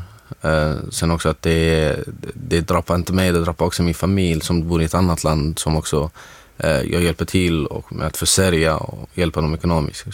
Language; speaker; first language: Swedish; non-native, fluent; Arabic